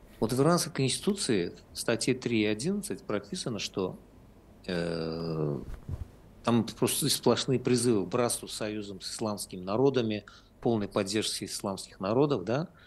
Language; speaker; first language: Russian; non-native, local second language; Azerbaijani